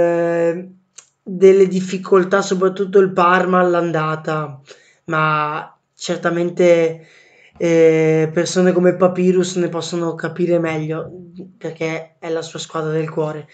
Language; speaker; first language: Italian; native; Italian